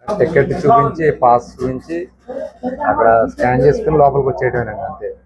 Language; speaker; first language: Telugu; native; Telugu